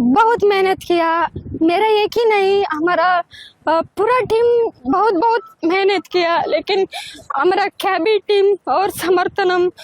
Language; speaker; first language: Hindi; non-native, local second language; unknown